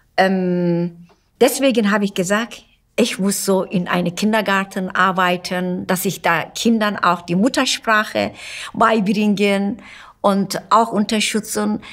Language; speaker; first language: German; non-native, learner; Turkish